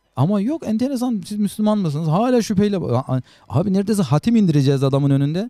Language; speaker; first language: Turkish; native; Turkish